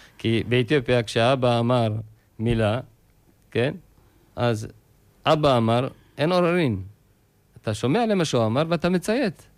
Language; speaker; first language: Hebrew; early bilingual, other home language; Amharic